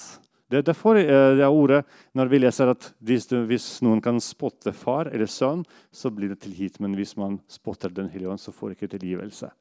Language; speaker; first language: Norwegian; non-native, fluent; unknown